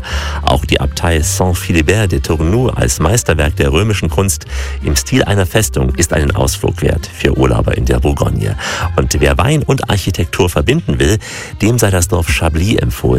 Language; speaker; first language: German; native; German